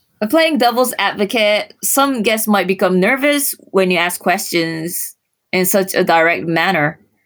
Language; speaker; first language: English; non-native, fluent; Japanese